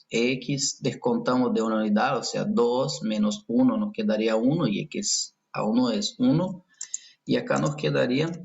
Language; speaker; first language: Spanish; non-native, fluent; Portuguese